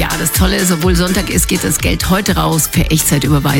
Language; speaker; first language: German; native; German